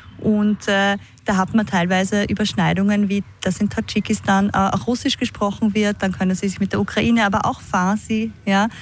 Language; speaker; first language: German; native; German